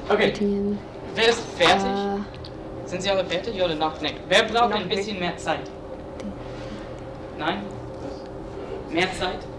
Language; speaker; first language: German; non-native, fluent; English